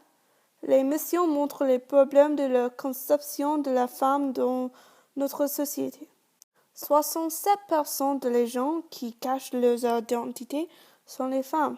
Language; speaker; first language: French; non-native, learner; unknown